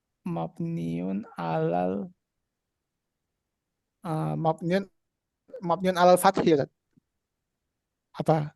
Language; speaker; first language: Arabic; non-native, learner; Indonesian